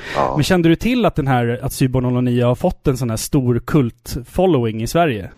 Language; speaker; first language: Swedish; native; Swedish